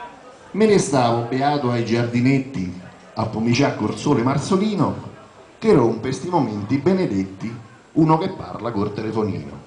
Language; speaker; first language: Italian; native; Italian